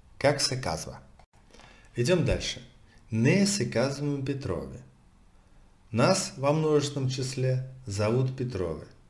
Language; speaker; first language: Russian; native; Russian